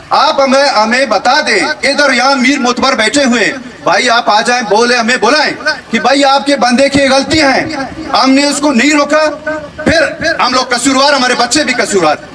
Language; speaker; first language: Urdu; non-native, local second language; Baluchi